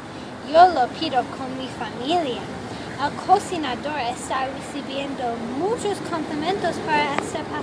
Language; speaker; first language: Spanish; non-native, learner; English